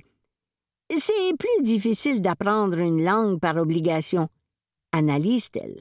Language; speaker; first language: French; native; French